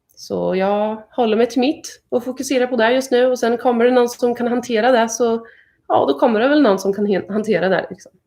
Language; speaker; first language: Swedish; early bilingual, other home language; English